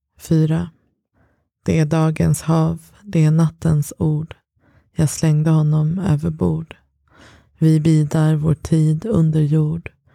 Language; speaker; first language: Swedish; early bilingual, other home language; Persian